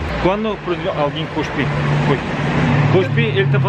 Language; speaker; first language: Portuguese; non-native, learner; Turkish